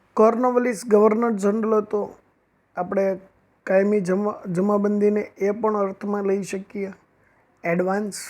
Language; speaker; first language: Gujarati; native; Gujarati